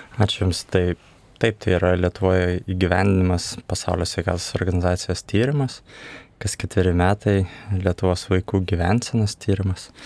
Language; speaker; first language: Lithuanian; native; Lithuanian